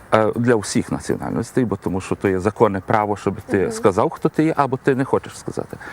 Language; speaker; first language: Ukrainian; early bilingual, heritage; Ukrainian